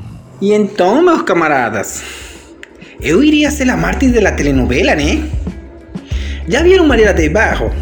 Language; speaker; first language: Portuguese; non-native, fluent; Spanish